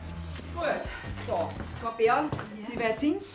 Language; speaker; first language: German; native; German